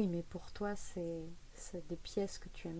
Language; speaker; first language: French; native; French